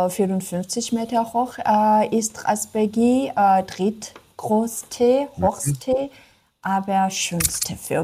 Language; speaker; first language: German; non-native, fluent; Georgian